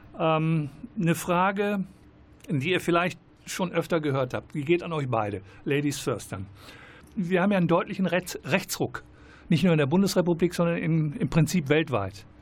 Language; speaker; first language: German; native; German